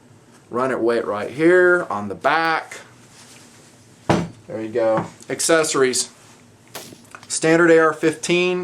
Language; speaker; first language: English; native; English